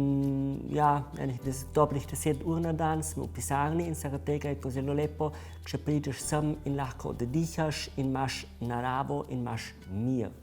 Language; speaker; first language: Slovenian; early bilingual, heritage; German